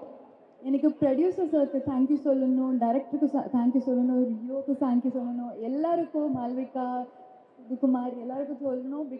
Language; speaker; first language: Tamil; non-native, learner; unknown